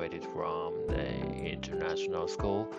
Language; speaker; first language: English; non-native, learner; Japanese